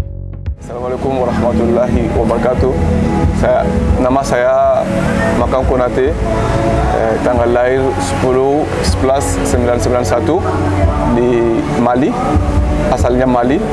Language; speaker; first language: Indonesian; non-native, learner; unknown